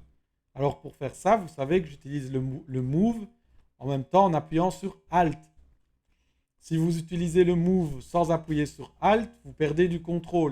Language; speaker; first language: French; native; French